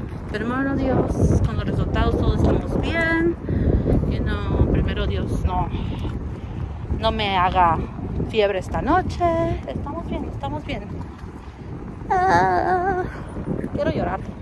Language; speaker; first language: Spanish; early bilingual, heritage; Spanish